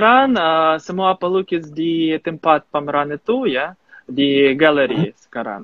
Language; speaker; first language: Indonesian; non-native, fluent; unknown